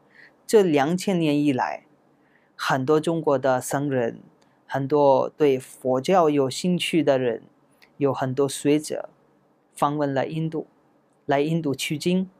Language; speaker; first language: Chinese; non-native, fluent; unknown